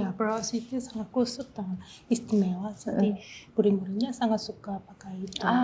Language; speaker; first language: Indonesian; non-native, learner; Korean